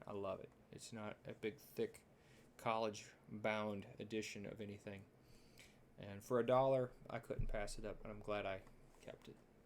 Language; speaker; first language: English; native; English